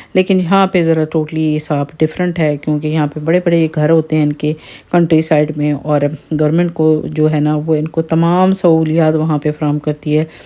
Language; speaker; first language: Urdu; non-native, local second language; Pahari-Potwari